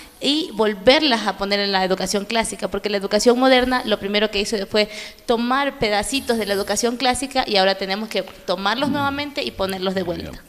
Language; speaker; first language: Spanish; native; Spanish